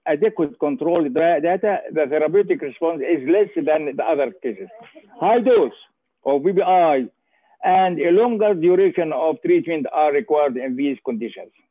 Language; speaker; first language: English; non-native, fluent; Arabic